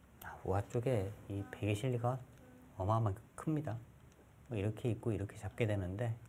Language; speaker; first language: Korean; native; Korean